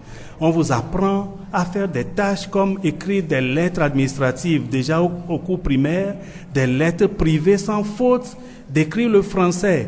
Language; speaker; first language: French; non-native, local second language; Ewe